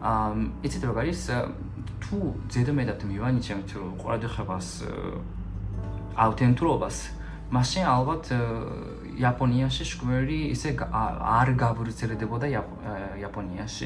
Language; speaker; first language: Georgian; non-native, fluent; Japanese